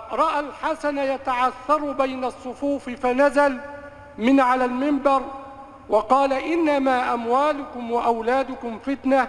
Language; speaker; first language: Arabic; native; Arabic